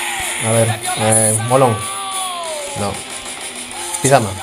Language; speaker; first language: Spanish; native; Spanish